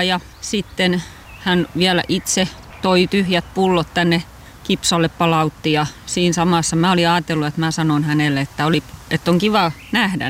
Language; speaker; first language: Finnish; native; Finnish